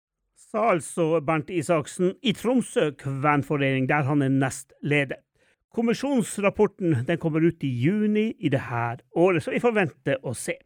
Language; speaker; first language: Norwegian; native; Norwegian